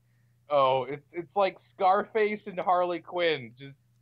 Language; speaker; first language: English; native; English